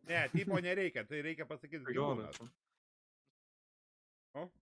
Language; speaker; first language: Lithuanian; native; Lithuanian